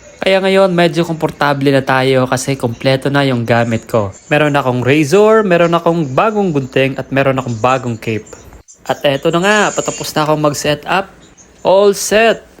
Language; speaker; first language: Filipino; non-native, local second language; Hiligaynon